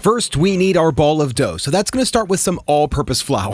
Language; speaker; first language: English; native; English